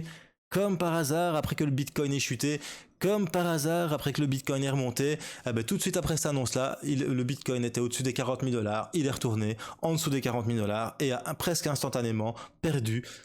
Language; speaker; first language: French; native; French